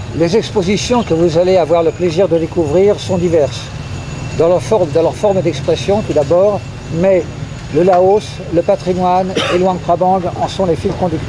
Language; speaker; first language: French; native; French